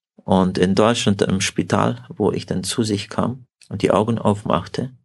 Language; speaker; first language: German; early bilingual, heritage; Russian